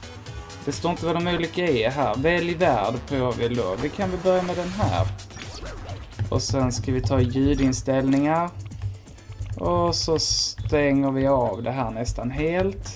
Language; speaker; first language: Swedish; native; Swedish